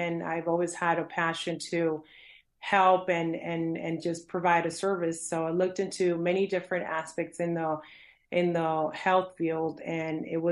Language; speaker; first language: English; early bilingual, other home language; Spanish